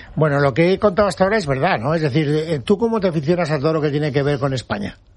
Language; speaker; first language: Spanish; native; Spanish